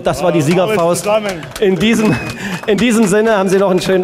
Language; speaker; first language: German; native; German